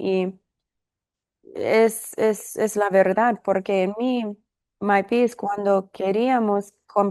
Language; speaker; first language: Spanish; non-native, fluent; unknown